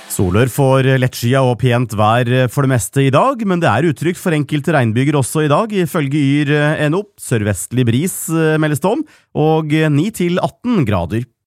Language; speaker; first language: Norwegian; native; Norwegian